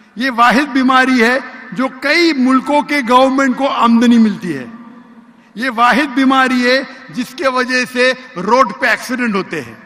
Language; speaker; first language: Urdu; non-native, local second language; Konkani